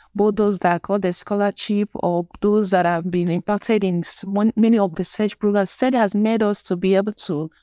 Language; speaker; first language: English; non-native, local second language; Igbo